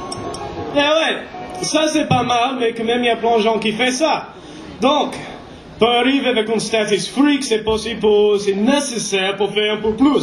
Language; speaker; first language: French; non-native, fluent; English